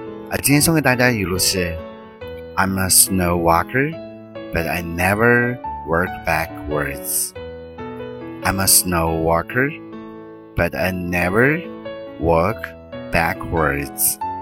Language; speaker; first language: English; non-native, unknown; Chinese